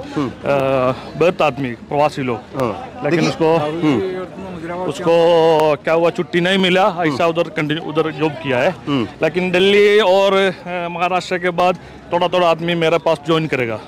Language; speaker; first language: Hindi; non-native, local second language; Malayalam